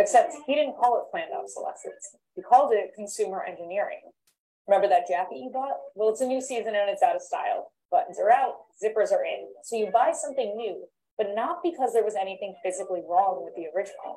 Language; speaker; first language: English; native; English